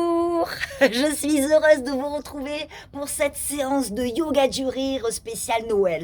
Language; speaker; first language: French; native; French